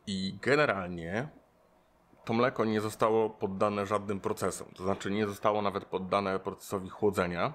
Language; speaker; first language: Polish; native; Polish